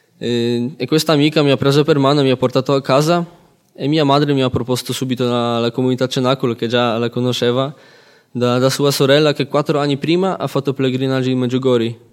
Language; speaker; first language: Italian; non-native, fluent; Polish